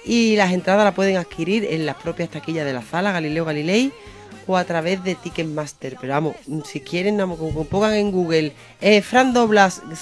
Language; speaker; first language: Spanish; native; Spanish